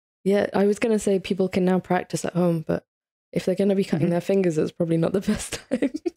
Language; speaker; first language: English; early bilingual, other home language; Hindi